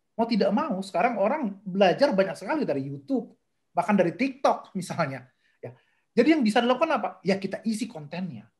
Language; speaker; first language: Indonesian; native; Indonesian